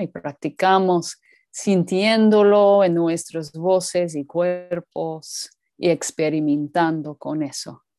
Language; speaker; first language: Spanish; non-native, learner; English